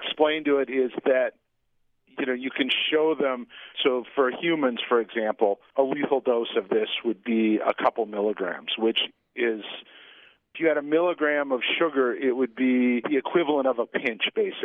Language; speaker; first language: English; native; English